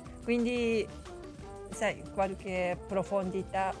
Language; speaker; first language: Italian; non-native, learner; Japanese